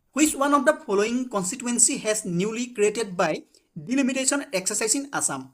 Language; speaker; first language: English; non-native, local second language; Assamese